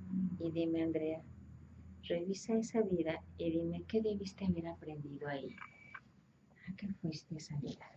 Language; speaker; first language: Spanish; native; Spanish